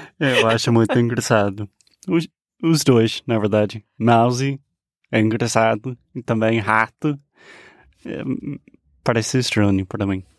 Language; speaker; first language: Portuguese; non-native, fluent; English